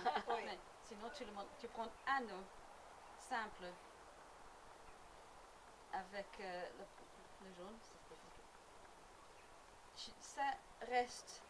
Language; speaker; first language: French; non-native, learner; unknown